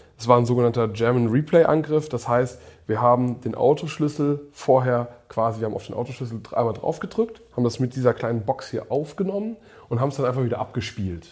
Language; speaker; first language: German; early bilingual, other home language; English